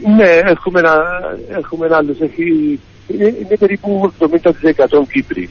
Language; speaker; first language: Greek; early bilingual, heritage; Greek